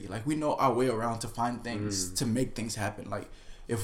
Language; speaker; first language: English; non-native, fluent; Haitian Creole